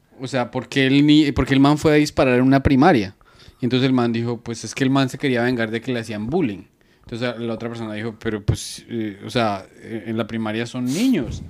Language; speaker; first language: Spanish; native; Spanish